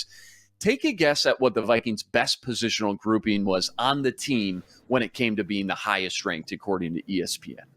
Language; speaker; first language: English; native; English